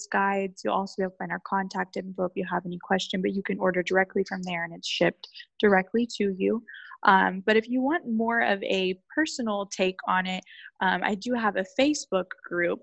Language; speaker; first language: English; native; English